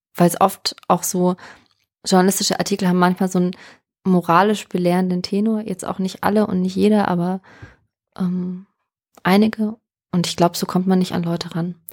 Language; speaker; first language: German; early bilingual, other home language; Russian